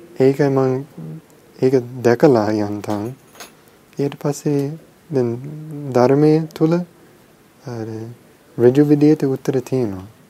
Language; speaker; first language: Sinhala; non-native, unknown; English